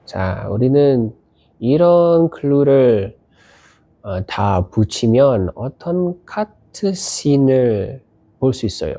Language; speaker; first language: Korean; non-native, learner; Indonesian